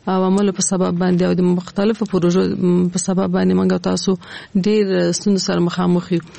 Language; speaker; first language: Pashto; native; Pashto